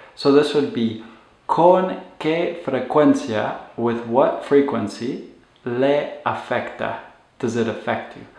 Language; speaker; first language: English; native; English